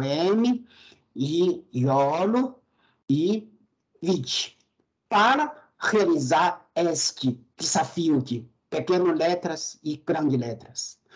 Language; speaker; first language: Portuguese; non-native, fluent; Chinese